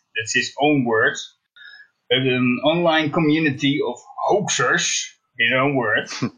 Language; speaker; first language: English; non-native, fluent; Dutch